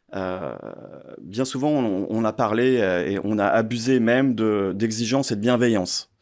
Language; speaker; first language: French; native; French